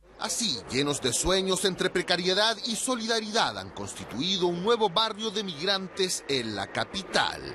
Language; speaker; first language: Spanish; native; Spanish